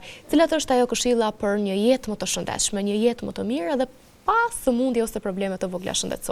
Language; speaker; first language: Albanian; native; Albanian